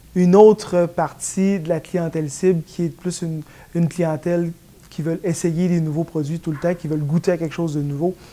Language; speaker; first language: French; native; French